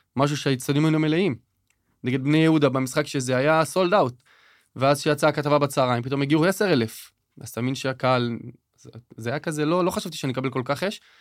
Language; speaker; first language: Hebrew; native; Hebrew